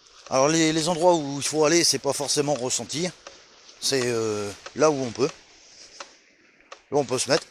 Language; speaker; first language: French; native; French